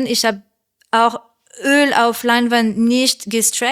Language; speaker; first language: German; non-native, learner; French